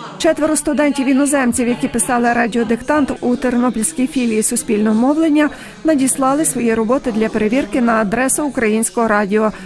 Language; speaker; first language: Ukrainian; native; Ukrainian